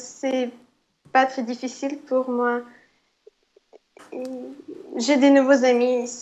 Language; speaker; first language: French; non-native, fluent; Ukrainian